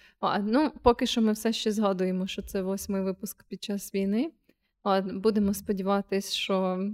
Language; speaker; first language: Ukrainian; non-native, local second language; Russian